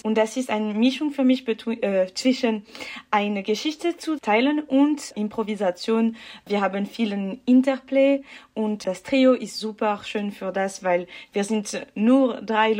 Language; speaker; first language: German; non-native, local second language; French